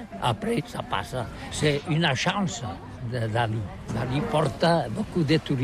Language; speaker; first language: French; non-native, learner; Catalan